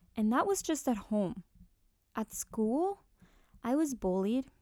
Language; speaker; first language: English; early bilingual, other home language; Spanish